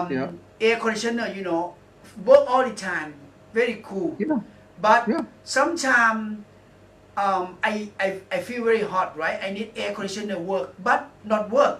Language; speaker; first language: English; non-native, learner; Thai